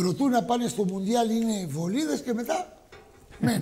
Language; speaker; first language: Greek; early bilingual, heritage; Greek